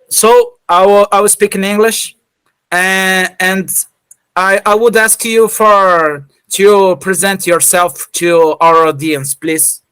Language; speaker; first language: English; non-native, fluent; Portuguese